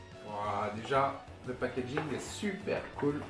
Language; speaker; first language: French; native; French